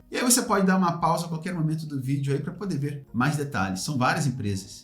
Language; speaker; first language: Portuguese; native; Portuguese